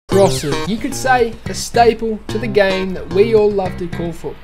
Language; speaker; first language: English; native; English